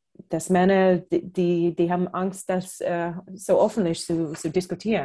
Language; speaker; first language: German; non-native, fluent; English